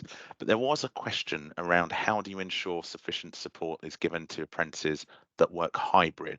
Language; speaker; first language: English; native; English